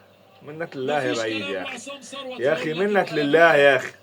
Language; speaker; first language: Arabic; native; Arabic